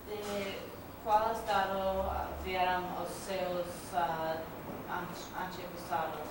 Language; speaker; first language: Portuguese; non-native, learner; English